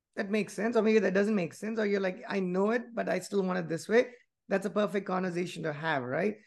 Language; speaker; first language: English; non-native, local second language; Tamil